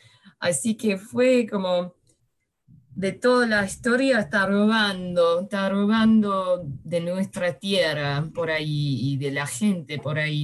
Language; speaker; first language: Spanish; early bilingual, heritage; English